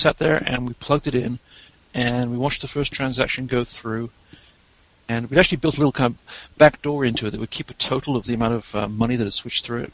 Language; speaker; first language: English; native; English